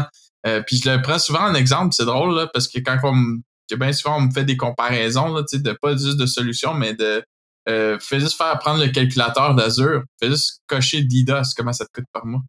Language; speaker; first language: French; native; French